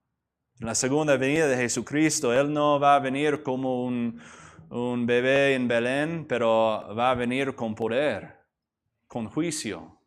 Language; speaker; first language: Spanish; non-native, fluent; English